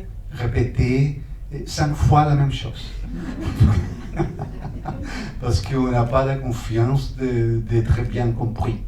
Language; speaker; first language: French; non-native, fluent; Spanish